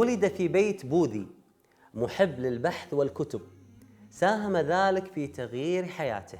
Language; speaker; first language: Arabic; native; Arabic